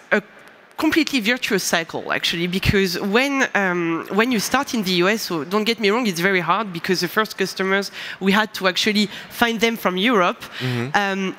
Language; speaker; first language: English; non-native, fluent; French